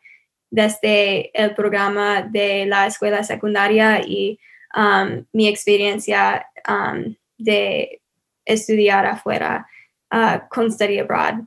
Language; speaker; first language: Spanish; non-native, learner; English